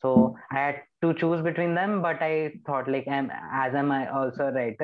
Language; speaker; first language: English; non-native, local second language; Hindi